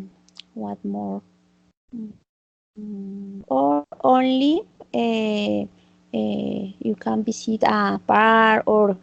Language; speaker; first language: English; non-native, learner; Spanish